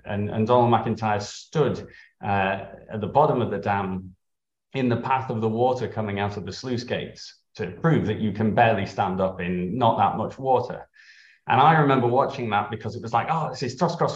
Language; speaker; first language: English; native; English